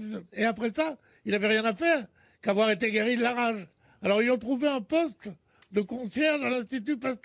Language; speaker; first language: French; native; French